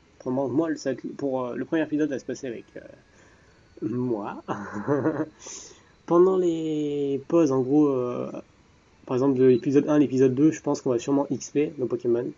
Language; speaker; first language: French; native; French